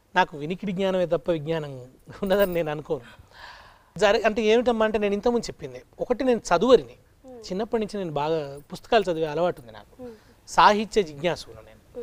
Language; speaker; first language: Telugu; native; Telugu